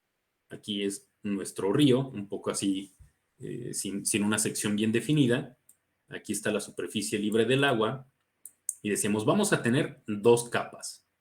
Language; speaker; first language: Spanish; native; Spanish